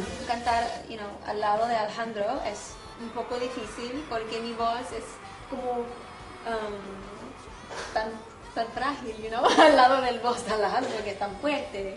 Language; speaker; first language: Spanish; non-native, fluent; Portuguese